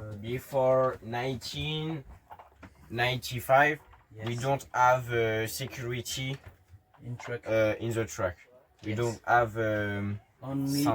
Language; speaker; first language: English; non-native, learner; French